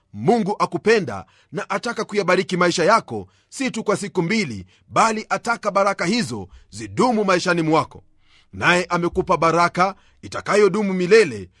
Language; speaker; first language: Swahili; non-native, local second language; Luyia